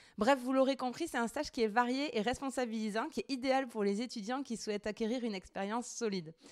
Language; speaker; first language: French; native; French